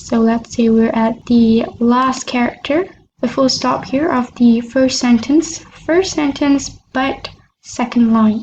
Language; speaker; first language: English; non-native, local second language; Malay